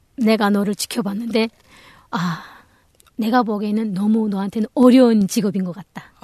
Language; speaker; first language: Korean; native; Korean